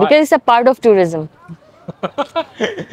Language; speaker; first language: English; non-native, learner; Hindi